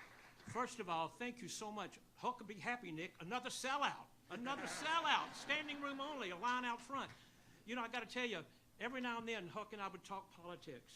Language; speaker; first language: English; native; English